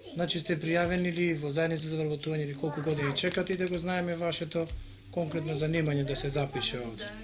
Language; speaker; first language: Macedonian; native; Macedonian